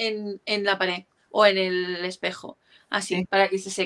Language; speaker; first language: Spanish; native; Spanish